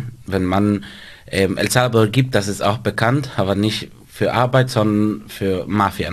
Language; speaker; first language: German; non-native, fluent; Spanish